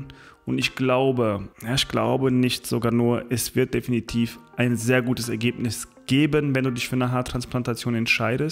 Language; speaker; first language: German; native; German